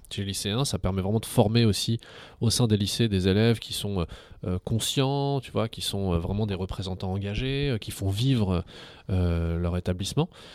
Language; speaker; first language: French; early bilingual, other home language; Arabic